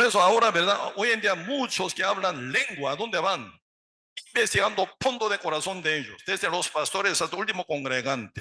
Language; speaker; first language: Spanish; non-native, learner; Korean